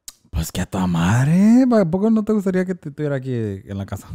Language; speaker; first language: Spanish; early bilingual, heritage; Spanish